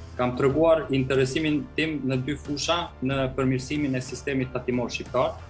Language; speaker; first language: Albanian; early bilingual, other home language; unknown